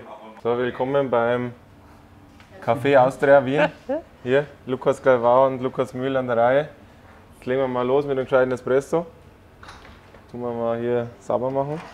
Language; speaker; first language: German; native; German